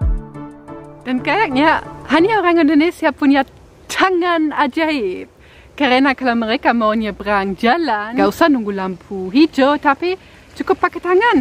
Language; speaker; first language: Indonesian; non-native, fluent; German